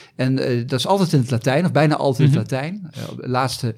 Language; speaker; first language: Dutch; native; Dutch